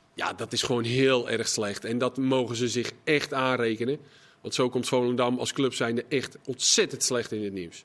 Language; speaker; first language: Dutch; native; Dutch